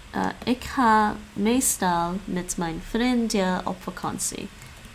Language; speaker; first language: Dutch; non-native, learner; English